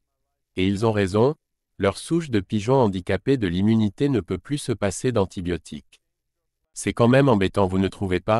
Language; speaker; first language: French; native; French